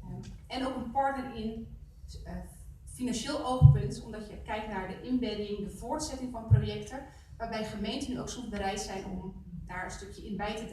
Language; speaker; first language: Dutch; native; Dutch